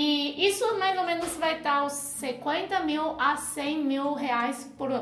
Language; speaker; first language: Portuguese; non-native, fluent; Chinese